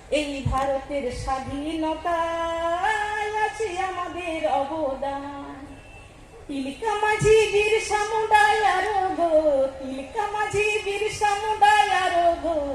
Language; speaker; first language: Bangla; non-native, local second language; Santali